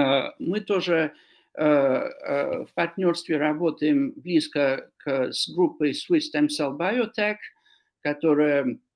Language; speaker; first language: Russian; non-native, fluent; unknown